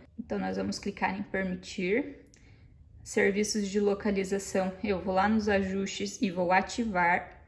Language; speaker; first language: Portuguese; native; Portuguese